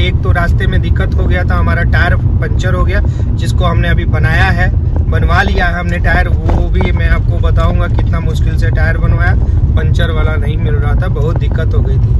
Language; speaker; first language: Hindi; native; Hindi